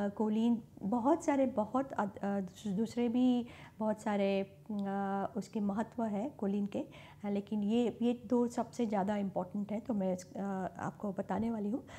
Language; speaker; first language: Hindi; non-native, local second language; Marathi